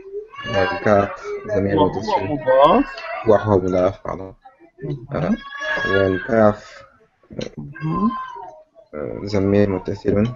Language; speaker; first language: Arabic; non-native, learner; French